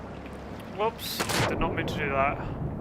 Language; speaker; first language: English; native; English